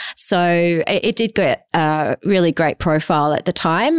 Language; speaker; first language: English; native; English